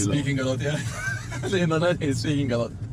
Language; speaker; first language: English; non-native, fluent; Arabic